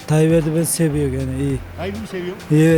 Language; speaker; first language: Turkish; non-native, learner; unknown